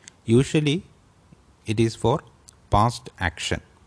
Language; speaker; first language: English; non-native, local second language; Malayalam